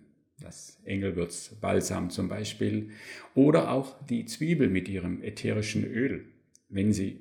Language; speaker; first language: German; native; German